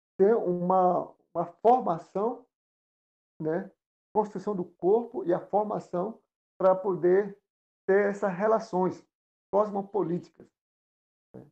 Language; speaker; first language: Portuguese; non-native, local second language; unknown